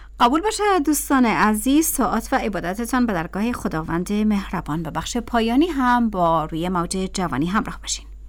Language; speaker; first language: Persian; native; Persian